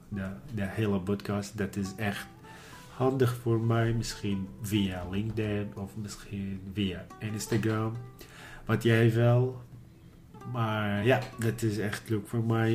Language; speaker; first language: Dutch; non-native, learner; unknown